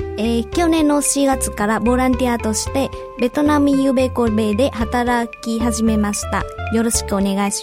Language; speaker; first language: Japanese; non-native, fluent; Vietnamese